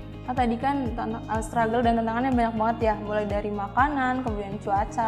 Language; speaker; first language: Indonesian; native; Indonesian